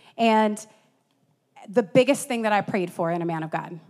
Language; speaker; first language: English; native; English